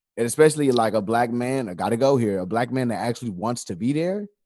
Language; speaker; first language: English; native; English